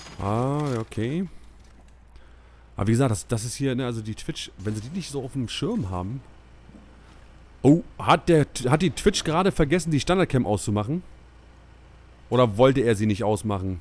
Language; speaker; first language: German; native; German